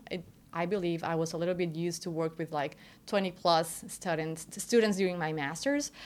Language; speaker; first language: English; non-native, fluent; Spanish